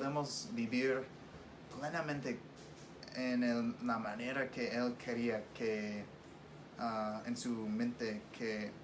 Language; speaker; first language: Spanish; non-native, fluent; English